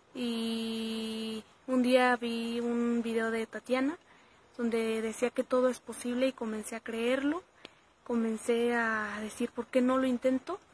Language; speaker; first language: Spanish; native; Spanish